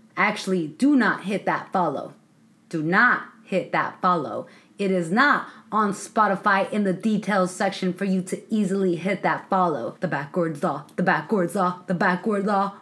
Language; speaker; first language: English; early bilingual, other home language; Spanish